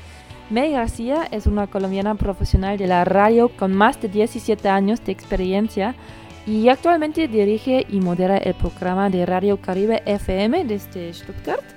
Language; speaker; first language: Spanish; non-native, fluent; German